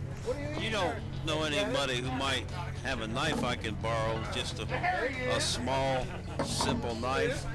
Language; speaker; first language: English; native; English